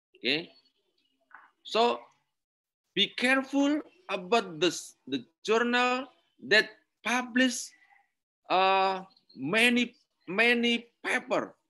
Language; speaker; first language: English; non-native, learner; Indonesian